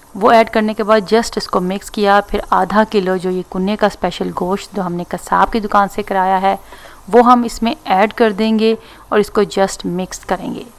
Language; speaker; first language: Urdu; non-native, local second language; Punjabi